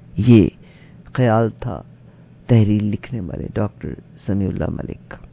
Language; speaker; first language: Urdu; native; Urdu